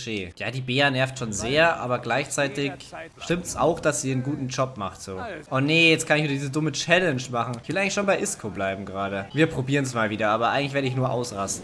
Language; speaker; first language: German; native; German